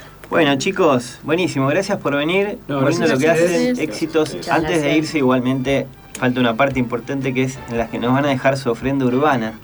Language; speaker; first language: Spanish; native; Spanish